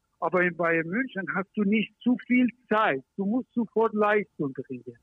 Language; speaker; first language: German; non-native, learner; Persian